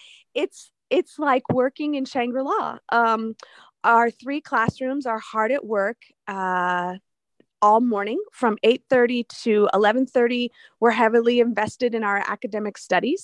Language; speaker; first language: English; native; English